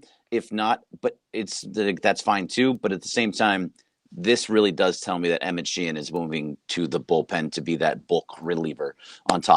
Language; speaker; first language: English; native; English